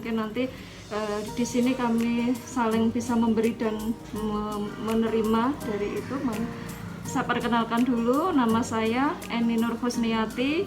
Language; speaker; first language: Indonesian; native; Indonesian